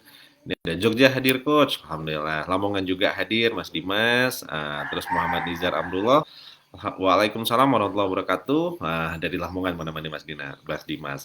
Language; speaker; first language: Indonesian; native; Indonesian